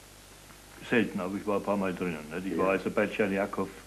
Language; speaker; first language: German; native; German